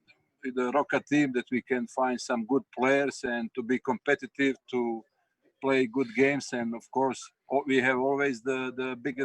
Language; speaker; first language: English; non-native, learner; Serbian